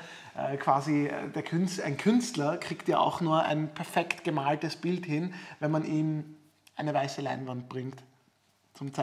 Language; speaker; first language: German; native; German